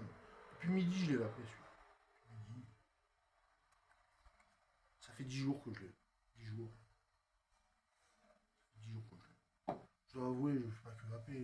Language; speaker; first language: French; native; French